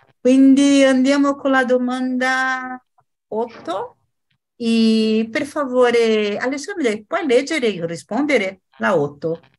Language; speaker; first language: Italian; non-native, fluent; Portuguese